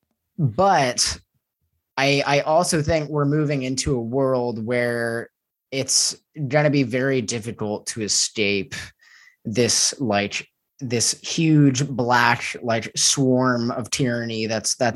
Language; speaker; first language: English; native; English